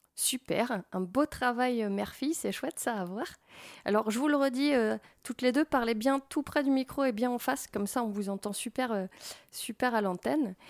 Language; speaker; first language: French; native; French